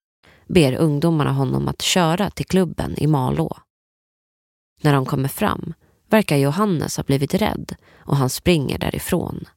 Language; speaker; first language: Swedish; native; Swedish